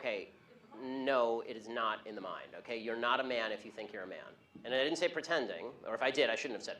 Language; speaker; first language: English; native; English